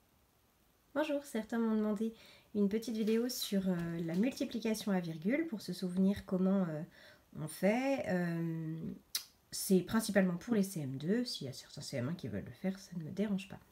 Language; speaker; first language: French; native; French